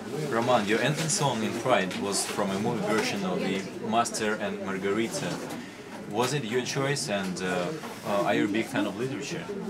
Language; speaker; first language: English; non-native, fluent; Russian